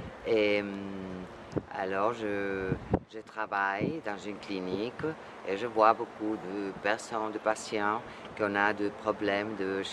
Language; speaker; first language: French; non-native, fluent; Spanish